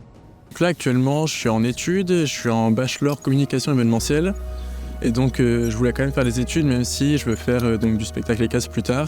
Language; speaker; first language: French; native; French